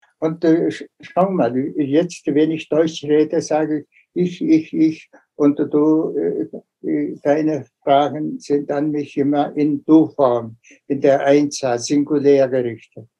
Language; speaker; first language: German; non-native, fluent; Tuvinian